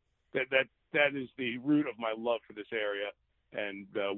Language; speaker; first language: English; native; English